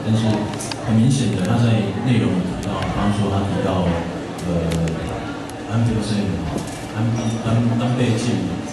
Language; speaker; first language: Chinese; native; Chinese